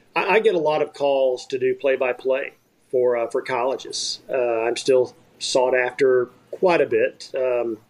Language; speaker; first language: English; native; English